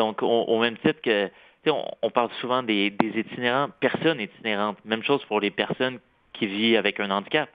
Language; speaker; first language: French; native; French